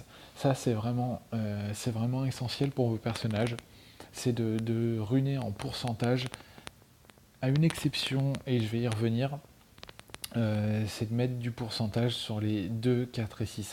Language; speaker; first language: French; native; French